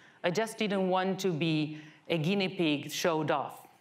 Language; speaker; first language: English; non-native, fluent; Spanish